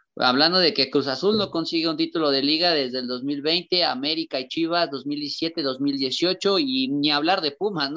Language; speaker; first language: Spanish; native; Spanish